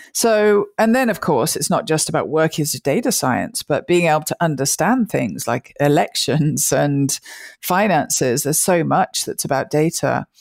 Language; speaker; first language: English; native; English